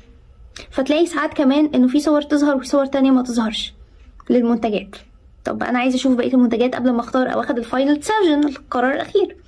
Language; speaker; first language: Arabic; native; Arabic